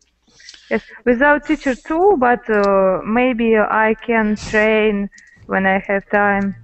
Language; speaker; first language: English; non-native, learner; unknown